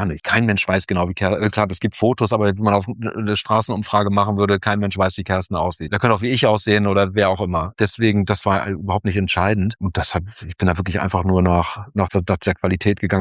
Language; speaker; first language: German; native; German